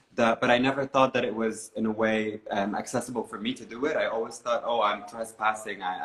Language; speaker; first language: English; non-native, fluent; Arabic